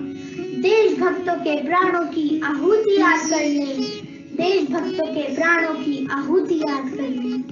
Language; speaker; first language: Hindi; native; Hindi